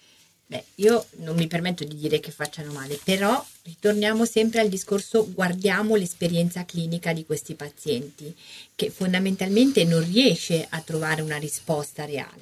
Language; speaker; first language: Italian; native; Italian